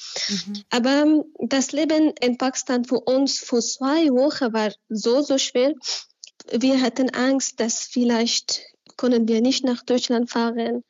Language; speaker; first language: German; non-native, learner; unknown